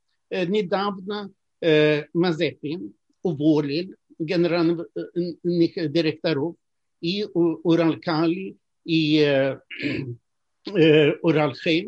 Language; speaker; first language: Russian; non-native, fluent; Swedish